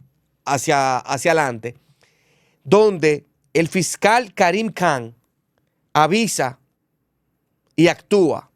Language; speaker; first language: Spanish; native; Spanish